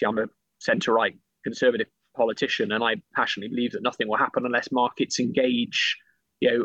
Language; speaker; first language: English; native; English